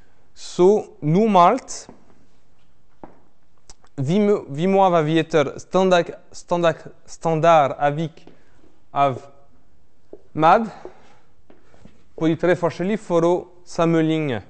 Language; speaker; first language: Norwegian; non-native, fluent; French